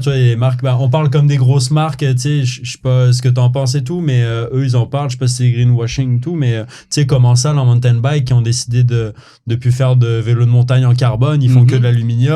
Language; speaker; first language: French; native; French